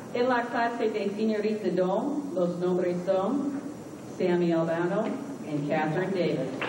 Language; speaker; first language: Spanish; non-native, fluent; English